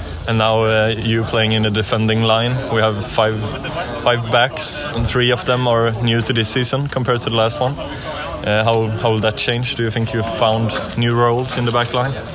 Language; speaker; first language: English; non-native, fluent; Swedish